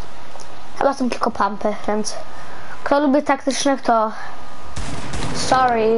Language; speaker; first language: Polish; early bilingual, heritage; Polish